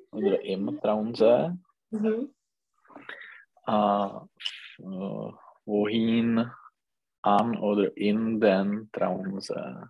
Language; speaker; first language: German; non-native, learner; Czech